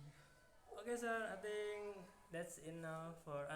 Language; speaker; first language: English; non-native, learner; Indonesian